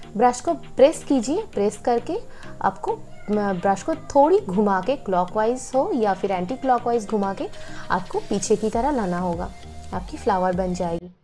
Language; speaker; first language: Hindi; non-native, local second language; Bangla